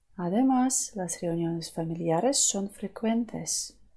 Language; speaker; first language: Spanish; non-native, fluent; Ukrainian